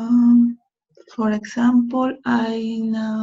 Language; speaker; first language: English; non-native, learner; Spanish